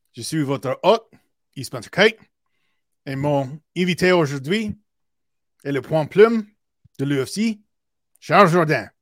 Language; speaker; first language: French; non-native, learner; English